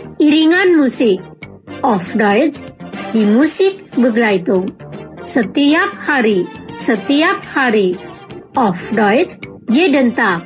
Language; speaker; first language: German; non-native, fluent; Indonesian